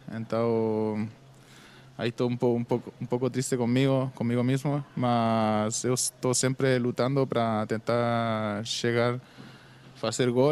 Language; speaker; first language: Portuguese; non-native, fluent; Spanish